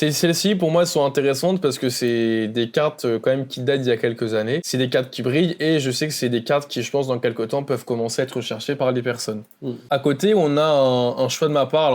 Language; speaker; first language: French; native; French